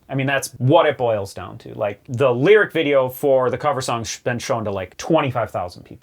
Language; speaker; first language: English; native; English